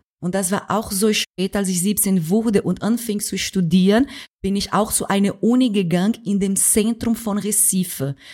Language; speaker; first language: German; non-native, fluent; Portuguese